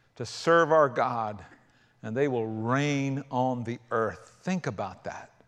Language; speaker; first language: English; native; English